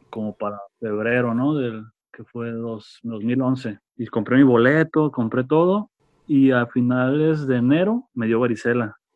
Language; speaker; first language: Spanish; native; Spanish